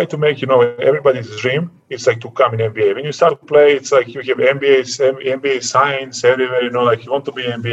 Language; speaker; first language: English; non-native, learner; Serbian